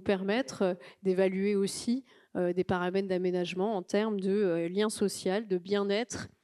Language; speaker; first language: French; native; French